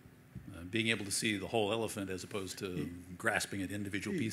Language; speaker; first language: English; native; English